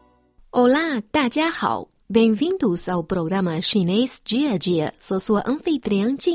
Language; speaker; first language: Portuguese; non-native, fluent; Chinese